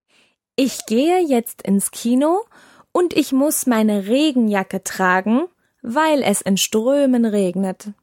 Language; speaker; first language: German; native; German